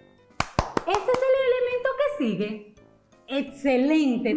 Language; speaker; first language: Spanish; native; Spanish